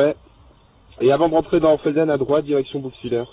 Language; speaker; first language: French; native; French